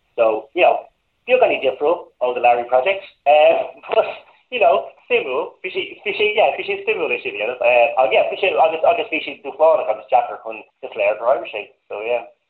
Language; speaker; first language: Irish; non-native, local second language; English